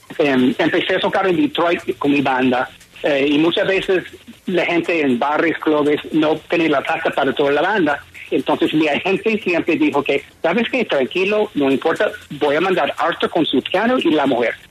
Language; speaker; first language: Spanish; non-native, fluent; English